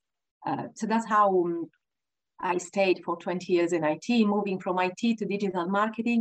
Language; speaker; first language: English; non-native, fluent; Italian